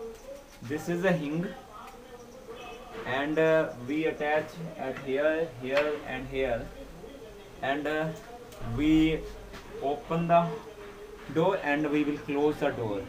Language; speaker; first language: English; non-native, local second language; Hindi